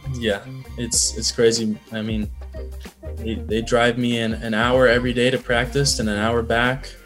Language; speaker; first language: English; native; English